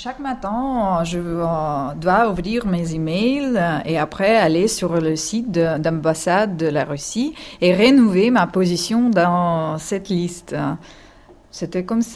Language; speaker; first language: French; non-native, fluent; Russian